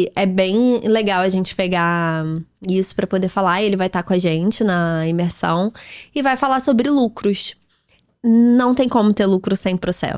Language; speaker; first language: Portuguese; native; Portuguese